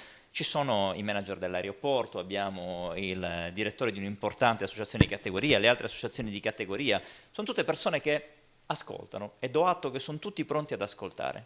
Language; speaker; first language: Italian; native; Italian